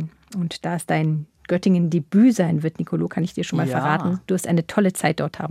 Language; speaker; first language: German; native; German